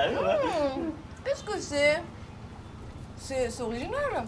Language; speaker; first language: French; non-native, local second language; Arabic